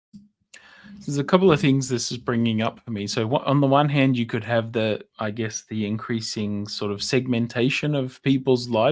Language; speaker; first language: English; native; English